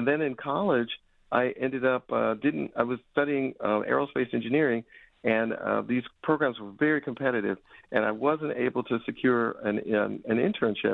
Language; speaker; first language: English; native; English